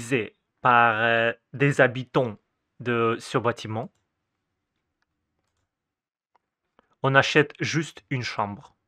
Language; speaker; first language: French; non-native, fluent; Russian